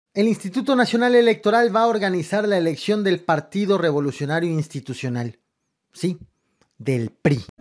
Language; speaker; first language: Spanish; native; Spanish